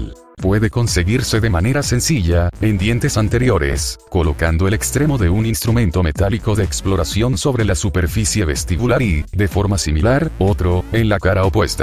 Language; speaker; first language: Spanish; native; Spanish